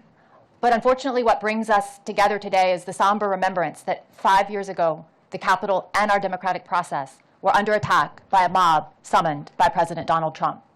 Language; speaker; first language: English; native; English